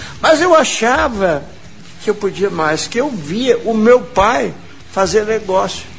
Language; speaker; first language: Portuguese; non-native, local second language; German